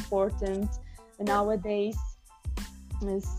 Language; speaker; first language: English; non-native, fluent; Croatian